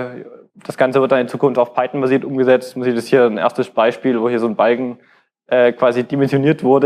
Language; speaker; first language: German; native; German